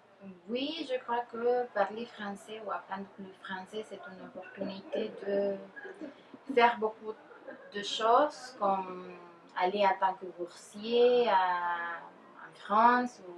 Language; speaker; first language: French; non-native, fluent; Spanish